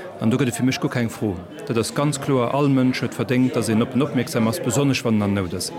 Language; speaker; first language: Luxembourgish; native; Luxembourgish